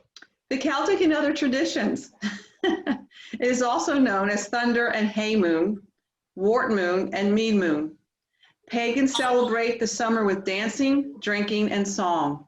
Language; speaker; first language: English; native; English